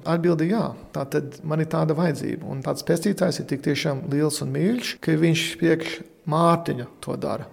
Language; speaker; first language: Latvian; early bilingual, heritage; Latvian